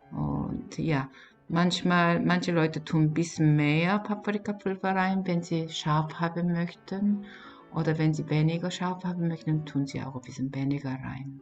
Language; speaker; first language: German; non-native, fluent; Korean